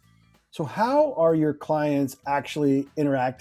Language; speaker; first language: English; native; English